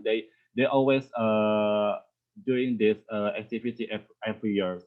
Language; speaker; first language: English; non-native, learner; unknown